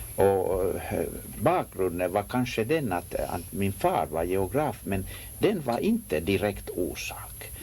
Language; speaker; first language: Swedish; non-native, local second language; Finnish